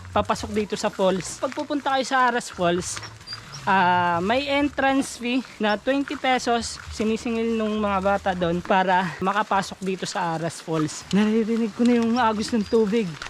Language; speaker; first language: Filipino; native; Filipino